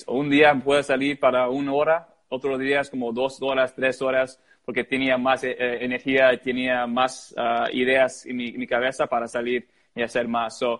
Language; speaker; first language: Spanish; early bilingual, heritage; English